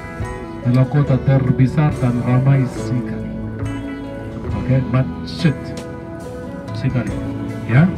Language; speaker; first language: Indonesian; non-native, fluent; Arabic